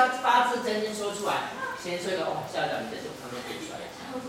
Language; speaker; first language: Chinese; native; Chinese